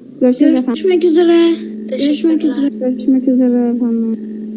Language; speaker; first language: Turkish; native; Turkish